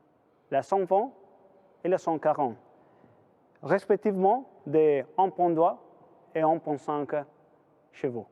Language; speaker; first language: French; non-native, fluent; Italian